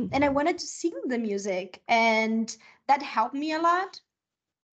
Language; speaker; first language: English; non-native, fluent; Portuguese